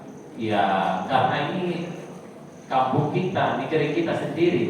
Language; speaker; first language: Indonesian; non-native, fluent; Arabic